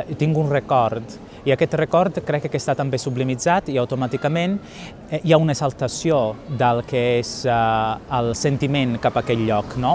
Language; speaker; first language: Catalan; non-native, fluent; Italian